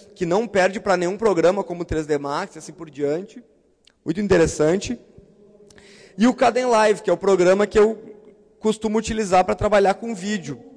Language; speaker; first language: Portuguese; native; Portuguese